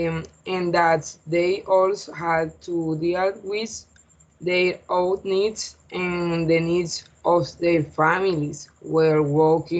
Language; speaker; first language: English; non-native, learner; Spanish